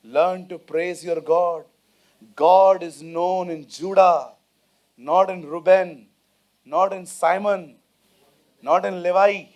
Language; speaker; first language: English; non-native, local second language; Hindi